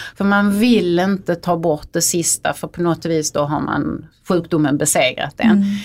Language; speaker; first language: Swedish; native; Swedish